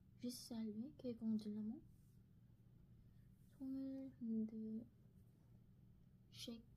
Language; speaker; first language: French; non-native, learner; Korean